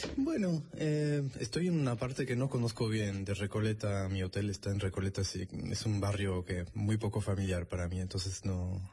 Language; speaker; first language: Spanish; non-native, fluent; French